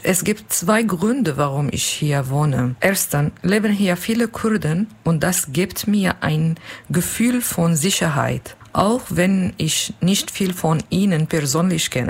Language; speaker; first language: German; non-native, learner; Kurdish